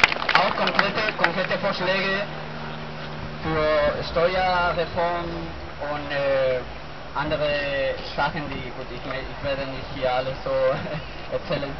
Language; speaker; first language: German; non-native, learner; Spanish